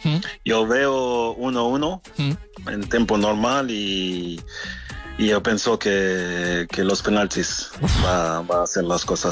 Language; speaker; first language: Spanish; non-native, fluent; French